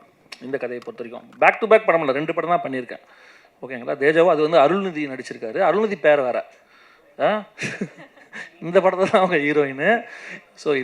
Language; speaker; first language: Tamil; native; Tamil